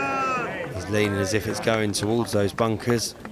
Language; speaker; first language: English; native; English